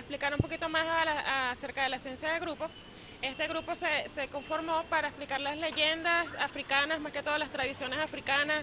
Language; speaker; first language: Spanish; native; Spanish